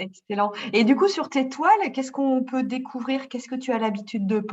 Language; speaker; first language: French; native; French